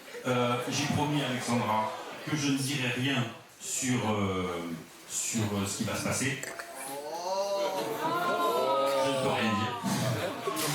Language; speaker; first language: French; native; French